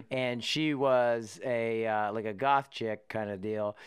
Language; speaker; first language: English; native; English